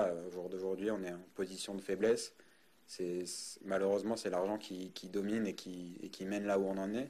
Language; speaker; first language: French; native; French